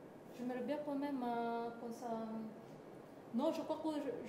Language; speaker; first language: French; non-native, learner; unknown